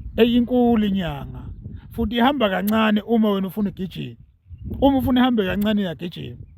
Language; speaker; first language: Zulu; native; Zulu